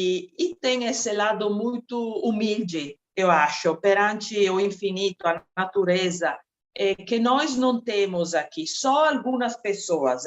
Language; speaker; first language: Portuguese; non-native, fluent; Italian